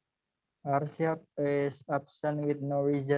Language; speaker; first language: English; non-native, learner; Indonesian